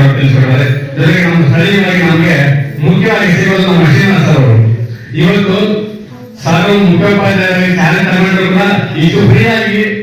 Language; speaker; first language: Kannada; non-native, local second language; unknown